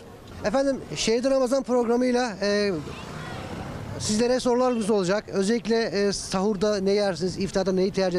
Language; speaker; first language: Turkish; native; Turkish